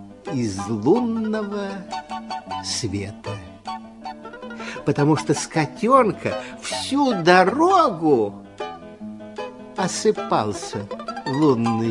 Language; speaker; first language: Russian; native; Russian